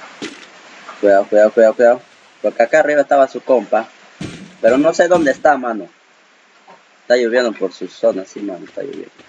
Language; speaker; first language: Spanish; native; Spanish